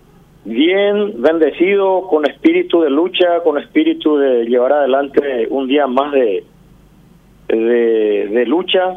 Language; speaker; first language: Spanish; native; Spanish